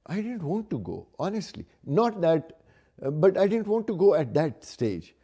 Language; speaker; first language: English; non-native, local second language; Pashto